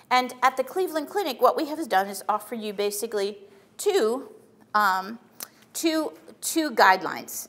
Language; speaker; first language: English; native; English